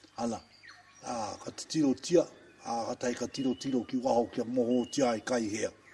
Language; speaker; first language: Māori; native; Māori